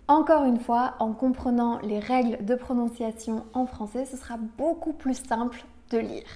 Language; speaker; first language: French; native; French